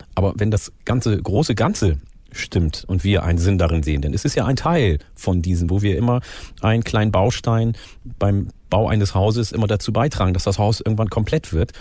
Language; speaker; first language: German; early bilingual, other home language; Oromo